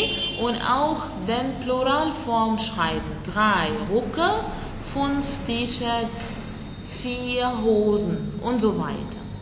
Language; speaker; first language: German; non-native, fluent; Arabic